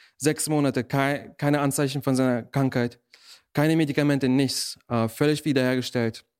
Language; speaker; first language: German; early bilingual, other home language; Russian